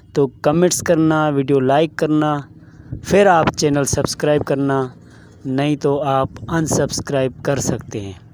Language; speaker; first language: Urdu; non-native, local second language; Sindhi